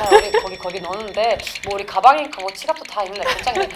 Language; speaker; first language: Korean; non-native, fluent; German